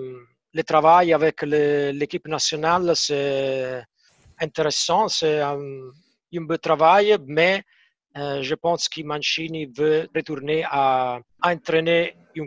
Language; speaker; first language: French; non-native, fluent; Italian